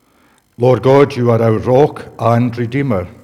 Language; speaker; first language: English; native; English